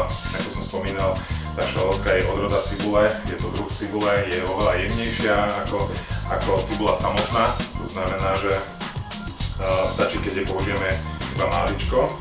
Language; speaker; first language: Slovak; native; Slovak